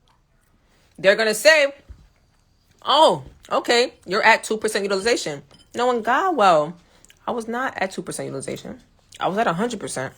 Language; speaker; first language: English; native; English